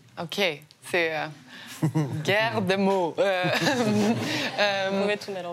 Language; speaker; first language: French; non-native, learner; Norwegian